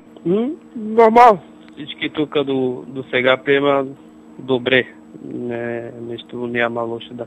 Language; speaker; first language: Bulgarian; non-native, learner; Portuguese